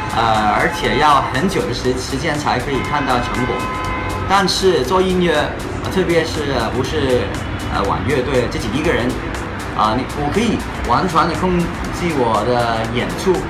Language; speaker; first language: Chinese; non-native, local second language; Cantonese